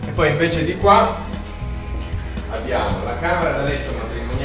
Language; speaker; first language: Italian; native; Italian